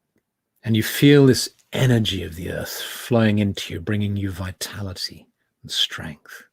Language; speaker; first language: English; native; English